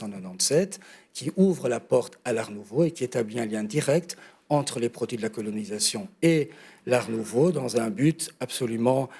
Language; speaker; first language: French; native; French